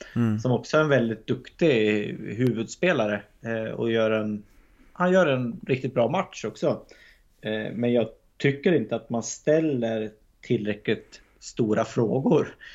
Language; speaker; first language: Swedish; native; Swedish